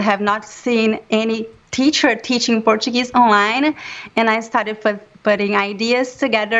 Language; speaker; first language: English; non-native, fluent; Portuguese